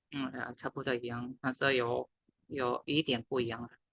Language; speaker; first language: Chinese; early bilingual, heritage; Min Nan Chinese